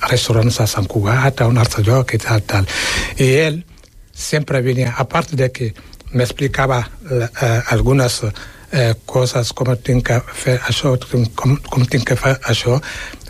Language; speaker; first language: Catalan; non-native, fluent; Wolof